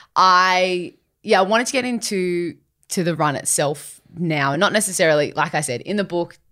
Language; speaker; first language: English; native; English